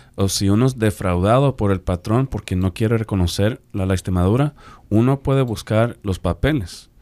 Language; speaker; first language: Spanish; non-native, fluent; English